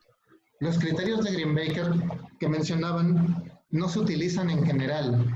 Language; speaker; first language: Spanish; native; Spanish